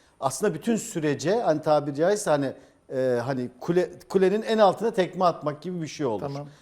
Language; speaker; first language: Turkish; native; Turkish